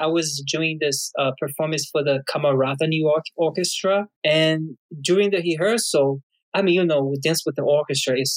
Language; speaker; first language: English; non-native, fluent; Portuguese